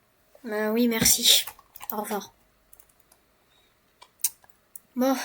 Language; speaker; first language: French; native; French